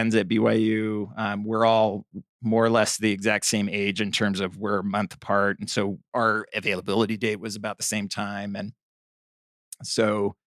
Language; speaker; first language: English; native; English